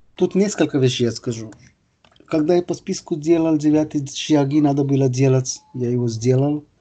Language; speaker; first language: Russian; non-native, fluent; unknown